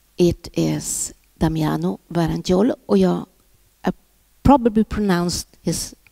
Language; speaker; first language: English; non-native, fluent; Swedish